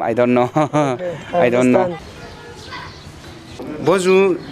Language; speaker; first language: English; non-native, learner; Nepali